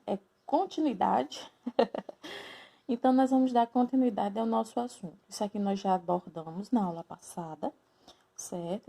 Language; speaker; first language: Portuguese; native; Portuguese